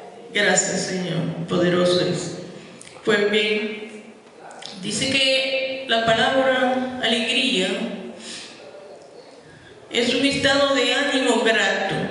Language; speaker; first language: Spanish; native; Spanish